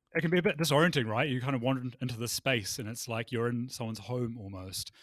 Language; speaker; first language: English; native; English